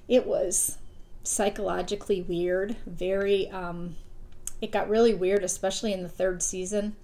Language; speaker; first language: English; native; English